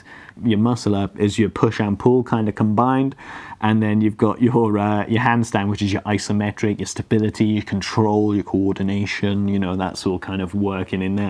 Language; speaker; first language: English; native; English